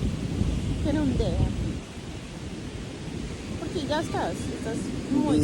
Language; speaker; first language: Spanish; early bilingual, heritage; Spanish